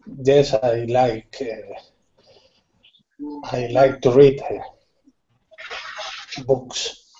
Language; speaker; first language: English; non-native, learner; Spanish